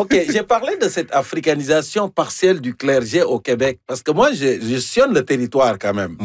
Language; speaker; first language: French; native; French